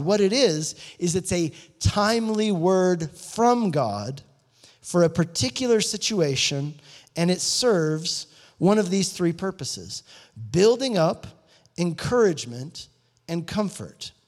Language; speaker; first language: English; native; English